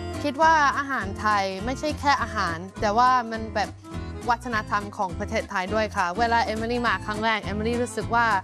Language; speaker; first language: Thai; non-native, fluent; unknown